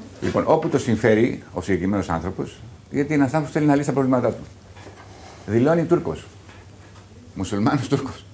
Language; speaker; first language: Greek; native; Greek